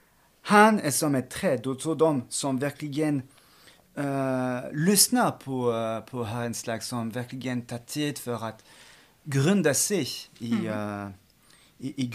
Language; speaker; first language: Swedish; non-native, fluent; French